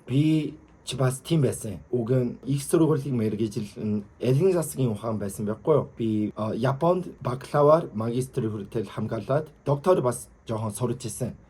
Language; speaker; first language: Mongolian; non-native, learner; Korean